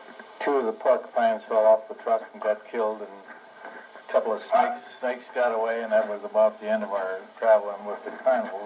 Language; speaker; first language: English; native; English